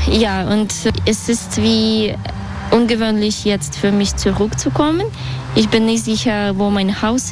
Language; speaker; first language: German; non-native, fluent; Russian